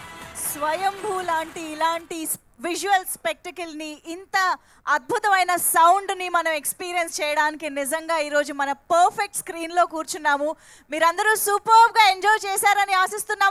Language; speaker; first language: Telugu; native; Telugu